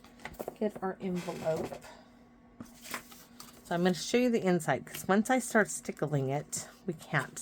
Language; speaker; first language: English; native; English